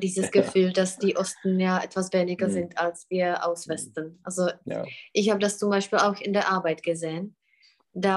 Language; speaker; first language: German; non-native, fluent; Czech